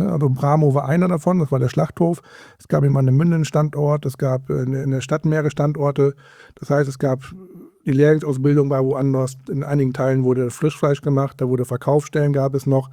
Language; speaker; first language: German; native; German